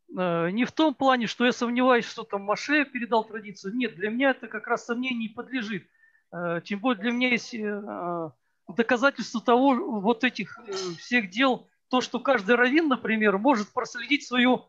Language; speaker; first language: Russian; native; Russian